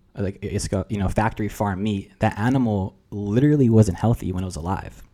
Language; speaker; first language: English; early bilingual, other home language; Russian